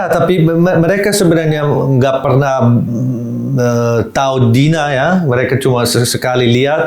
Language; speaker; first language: Indonesian; non-native, fluent; Dutch